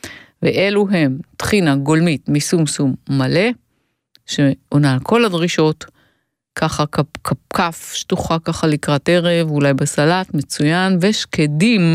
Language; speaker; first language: Hebrew; native; Hebrew